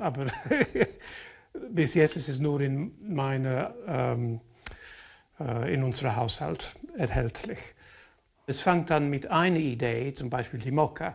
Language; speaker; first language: German; non-native, fluent; English